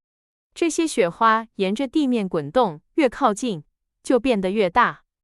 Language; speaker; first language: Chinese; native; Chinese